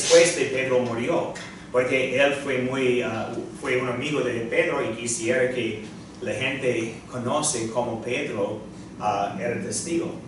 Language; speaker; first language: Spanish; non-native, fluent; English